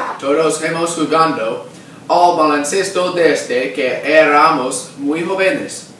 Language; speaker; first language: Spanish; non-native, learner; English